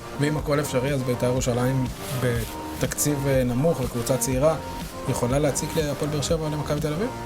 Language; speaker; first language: Hebrew; native; Hebrew